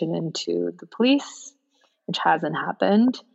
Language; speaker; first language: English; non-native, local second language; Cantonese